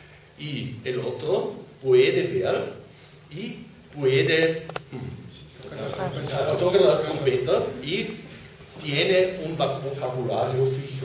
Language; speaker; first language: Spanish; non-native, fluent; German